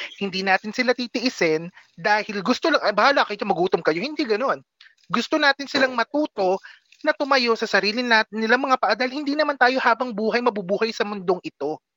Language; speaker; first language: Filipino; native; Filipino